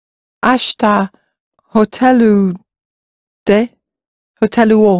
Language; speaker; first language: Japanese; non-native, learner; English